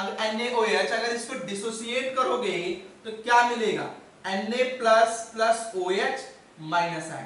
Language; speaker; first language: Hindi; native; Hindi